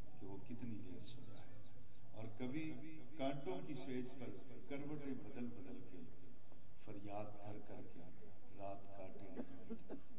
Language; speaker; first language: Urdu; non-native, local second language; Punjabi